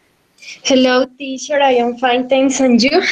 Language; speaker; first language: English; non-native, learner; Spanish